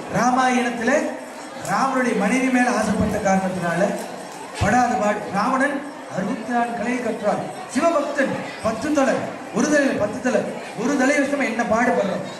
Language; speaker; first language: Tamil; native; Tamil